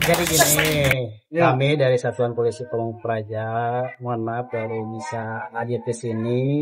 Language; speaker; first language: Indonesian; non-native, local second language; Sundanese